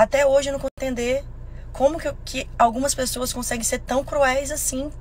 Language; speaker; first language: Portuguese; native; Portuguese